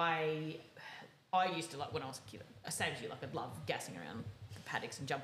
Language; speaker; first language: English; native; English